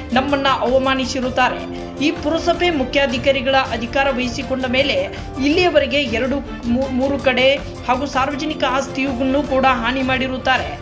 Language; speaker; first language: Kannada; native; Kannada